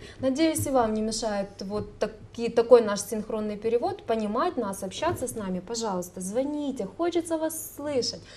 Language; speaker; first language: Russian; non-native, local second language; Ukrainian